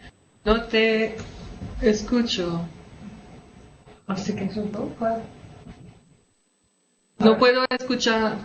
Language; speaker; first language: Spanish; non-native, learner; French